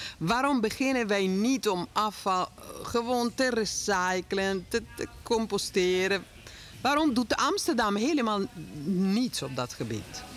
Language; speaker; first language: Dutch; non-native, fluent; Italian